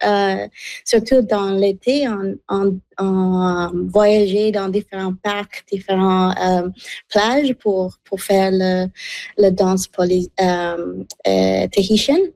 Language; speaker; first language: French; non-native, local second language; English